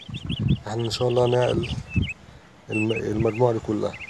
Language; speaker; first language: Arabic; native; Arabic